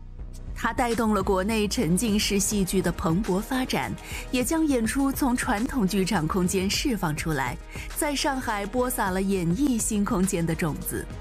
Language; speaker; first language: Chinese; native; Chinese